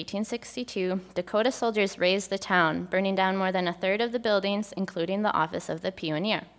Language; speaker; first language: English; native; English